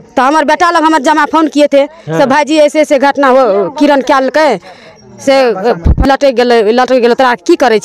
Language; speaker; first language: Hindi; non-native, local second language; Maithili